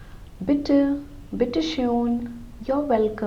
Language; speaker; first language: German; non-native, fluent; Hindi